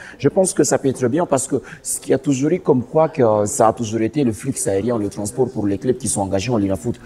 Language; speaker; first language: French; non-native, local second language; Swahili